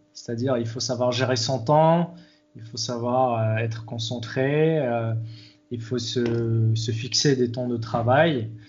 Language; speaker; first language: French; non-native, local second language; Arabic